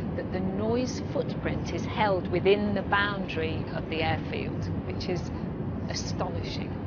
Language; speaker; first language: English; native; English